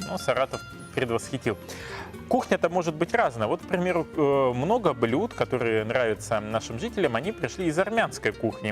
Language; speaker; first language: Russian; native; Russian